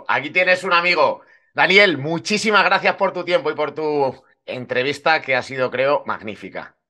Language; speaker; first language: Spanish; native; Spanish